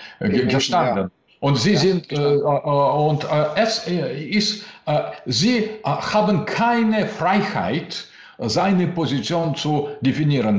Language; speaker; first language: German; non-native, learner; Russian